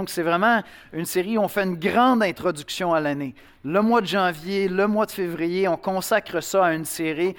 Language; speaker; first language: French; native; French